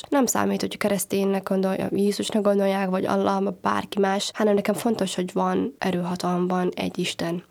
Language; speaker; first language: Hungarian; non-native, fluent; Somali